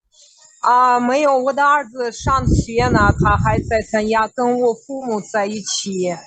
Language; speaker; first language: Chinese; non-native, fluent; Russian